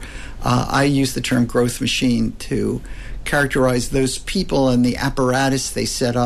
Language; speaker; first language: English; native; English